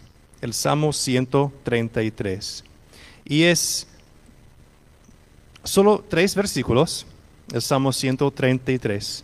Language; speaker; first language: Spanish; non-native, fluent; English